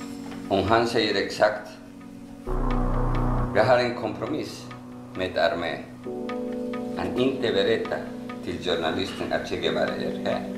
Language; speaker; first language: Swedish; non-native, fluent; Spanish